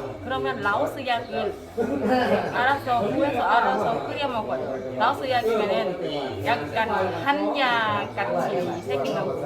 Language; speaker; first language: Korean; non-native, learner; Lao